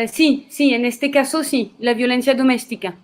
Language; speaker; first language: Spanish; non-native, fluent; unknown